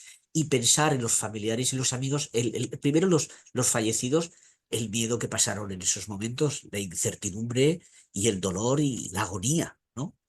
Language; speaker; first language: Spanish; native; Spanish